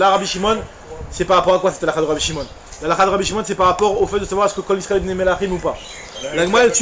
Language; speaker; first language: French; native; French